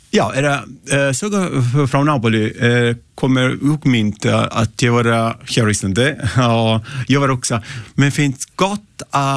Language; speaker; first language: Icelandic; non-native, learner; Italian